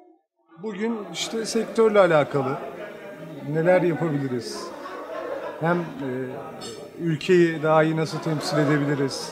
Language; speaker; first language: Turkish; native; Turkish